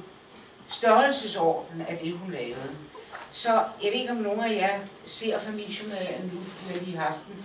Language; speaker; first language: Danish; native; Danish